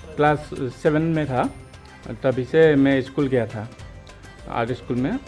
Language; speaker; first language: Hindi; non-native, local second language; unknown